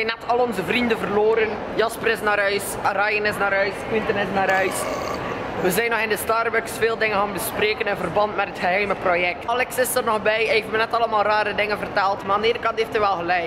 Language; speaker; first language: Dutch; native; Dutch